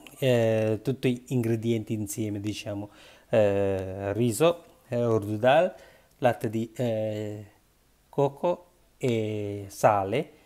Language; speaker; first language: Italian; non-native, learner; Sinhala